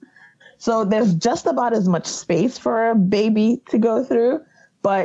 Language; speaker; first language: English; non-native, local second language; Yoruba